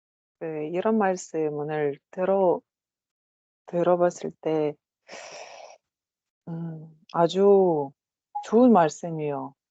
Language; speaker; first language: Korean; non-native, learner; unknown